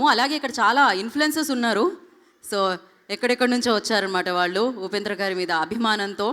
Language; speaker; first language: Telugu; native; Telugu